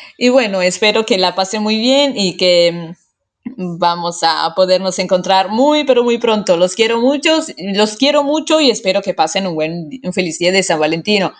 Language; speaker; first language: Spanish; non-native, fluent; Italian